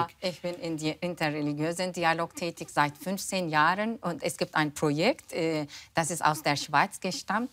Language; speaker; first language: German; non-native, fluent; Turkish